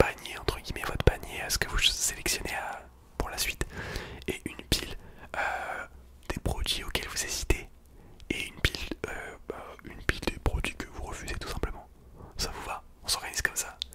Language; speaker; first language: French; native; French